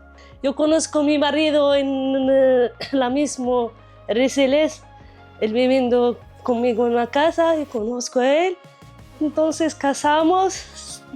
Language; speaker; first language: Spanish; non-native, learner; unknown